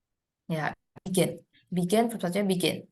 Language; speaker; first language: Indonesian; native; Indonesian